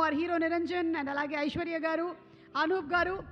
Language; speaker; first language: Telugu; native; Telugu